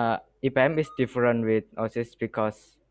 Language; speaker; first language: English; non-native, learner; Indonesian